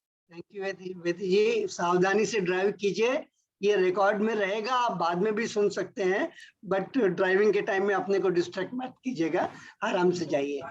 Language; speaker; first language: Hindi; native; Hindi